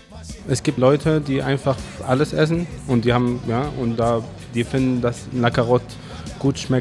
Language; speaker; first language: German; non-native, fluent; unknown